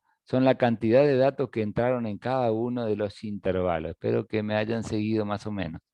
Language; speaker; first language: Spanish; native; Spanish